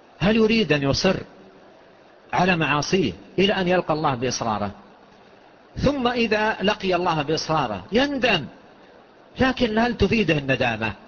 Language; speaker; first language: Arabic; native; Arabic